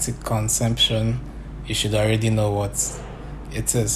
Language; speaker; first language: English; non-native, local second language; Igbo